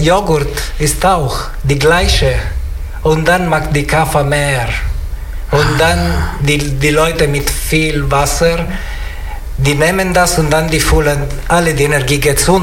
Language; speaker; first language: German; non-native, learner; Italian